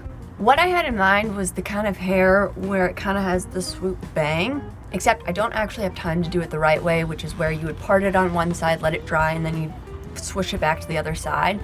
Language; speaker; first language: English; native; English